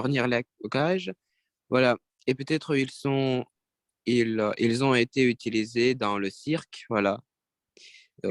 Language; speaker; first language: French; non-native, learner; Russian